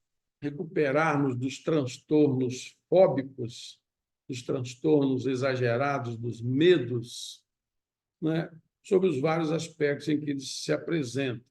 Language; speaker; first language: Portuguese; native; Portuguese